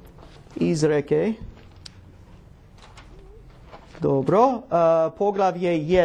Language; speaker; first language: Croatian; non-native, learner; English